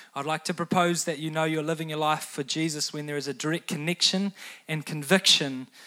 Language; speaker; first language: English; native; English